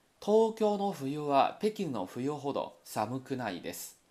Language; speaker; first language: Japanese; non-native, fluent; Chinese